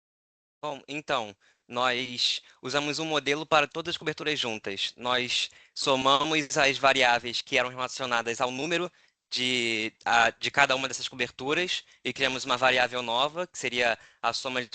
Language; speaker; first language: Portuguese; native; Portuguese